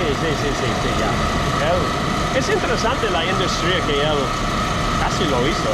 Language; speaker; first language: Spanish; non-native, learner; English